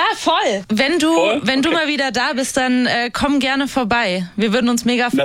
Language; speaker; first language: German; native; German